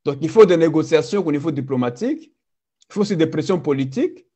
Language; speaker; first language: French; non-native, local second language; Swahili